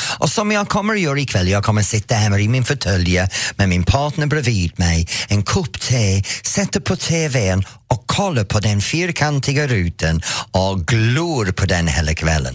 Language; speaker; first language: Swedish; non-native, fluent; English